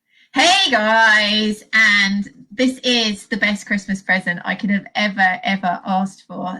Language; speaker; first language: English; native; English